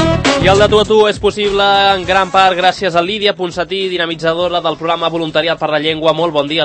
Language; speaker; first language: Catalan; native; Catalan